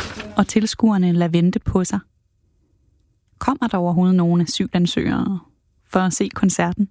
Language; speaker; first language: Danish; native; Danish